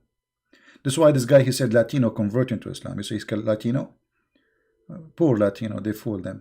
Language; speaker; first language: English; non-native, fluent; Arabic